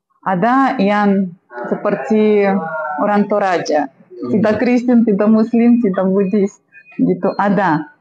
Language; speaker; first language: Indonesian; non-native, fluent; Russian